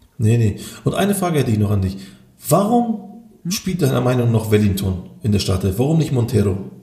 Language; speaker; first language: German; early bilingual, other home language; Turkish